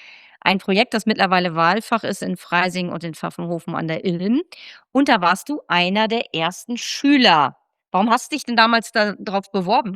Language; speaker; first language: German; native; German